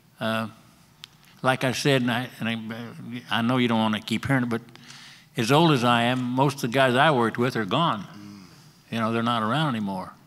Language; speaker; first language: English; native; English